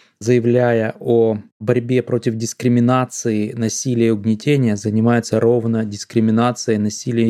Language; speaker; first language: Russian; native; Russian